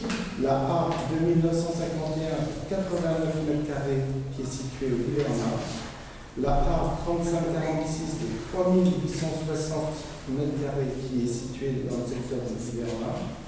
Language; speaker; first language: French; native; French